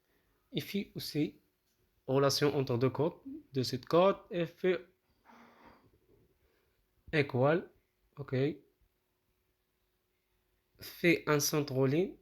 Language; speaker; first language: French; non-native, local second language; Arabic